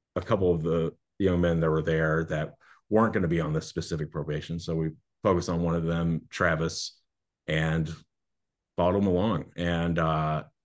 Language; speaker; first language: English; native; English